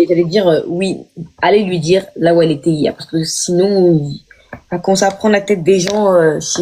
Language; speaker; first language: French; native; French